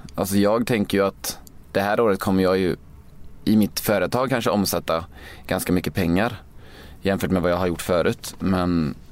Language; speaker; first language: Swedish; native; Swedish